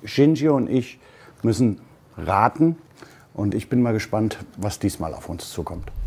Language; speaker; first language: German; native; German